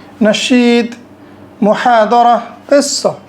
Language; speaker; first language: Arabic; non-native, fluent; Bangla